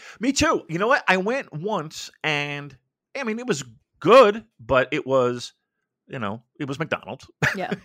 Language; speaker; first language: English; native; English